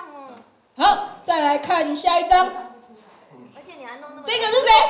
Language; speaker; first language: Chinese; native; Chinese